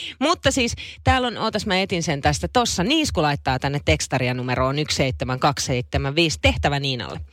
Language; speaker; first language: Finnish; native; Finnish